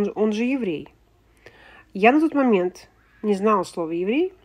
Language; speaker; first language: Russian; native; Russian